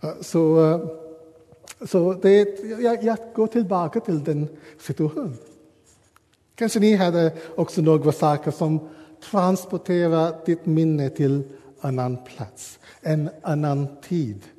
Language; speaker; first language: Swedish; non-native, learner; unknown